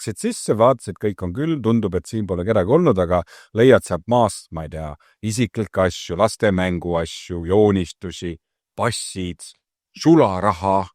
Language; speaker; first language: Estonian; native; Estonian